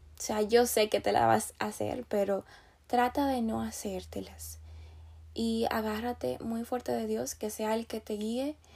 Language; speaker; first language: Spanish; native; Spanish